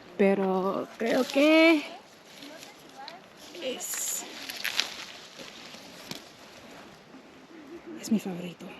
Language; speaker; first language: Spanish; non-native, learner; English